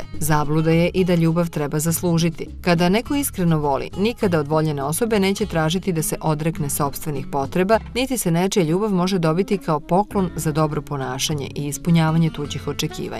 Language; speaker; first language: Serbian; native; Serbian